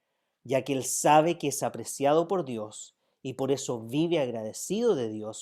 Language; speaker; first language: Spanish; native; Spanish